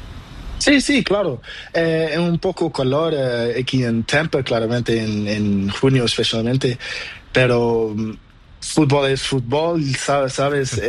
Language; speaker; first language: Spanish; non-native, learner; Portuguese